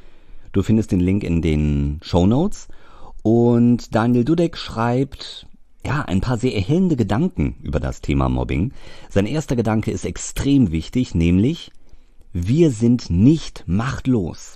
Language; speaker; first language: German; native; German